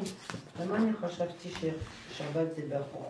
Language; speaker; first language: Hebrew; non-native, fluent; French